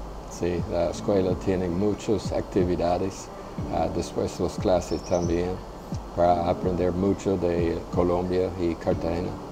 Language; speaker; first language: Spanish; non-native, learner; English